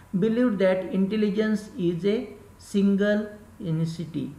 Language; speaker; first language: Hindi; non-native, local second language; Marathi